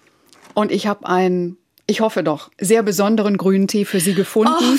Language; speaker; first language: German; native; German